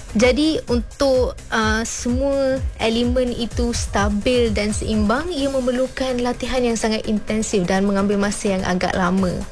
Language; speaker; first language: Malay; early bilingual, other home language; Urdu